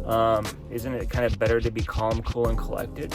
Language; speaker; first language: English; native; English